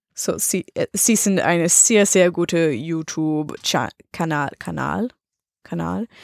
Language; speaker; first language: German; non-native, learner; English